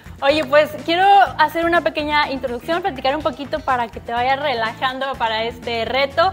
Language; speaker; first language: Spanish; native; Spanish